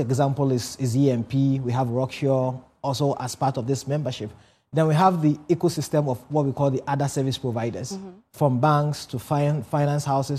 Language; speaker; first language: English; non-native, local second language; Akan